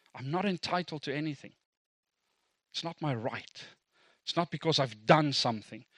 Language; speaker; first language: English; non-native, local second language; Afrikaans